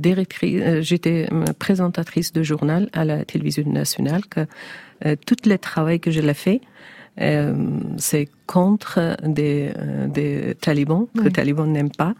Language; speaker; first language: French; non-native, learner; Persian